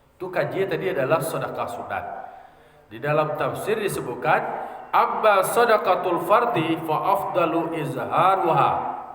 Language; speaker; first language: Malay; non-native, local second language; Minangkabau